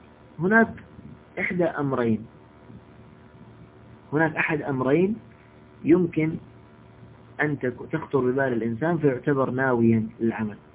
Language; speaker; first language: Arabic; native; Arabic